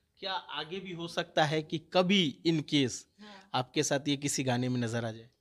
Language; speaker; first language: Hindi; native; Hindi